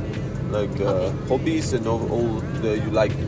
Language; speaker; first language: English; non-native, learner; Russian